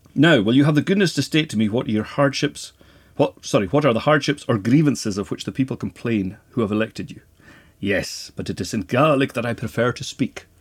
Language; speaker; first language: English; native; English